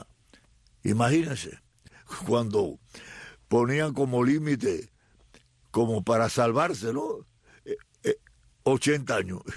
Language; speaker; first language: Spanish; native; Spanish